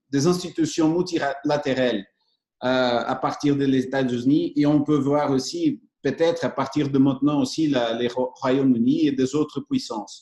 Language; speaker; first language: French; non-native, fluent; Portuguese